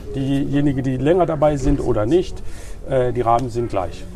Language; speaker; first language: German; non-native, learner; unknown